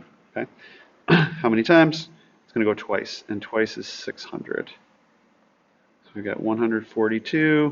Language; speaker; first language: English; native; English